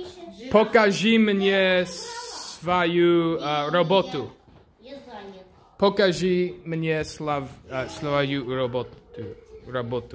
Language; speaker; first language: Russian; non-native, learner; English